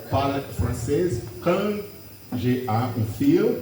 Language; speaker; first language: French; non-native, learner; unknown